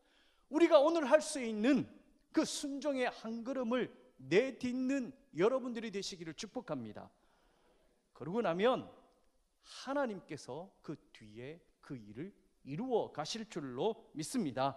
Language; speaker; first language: Korean; native; Korean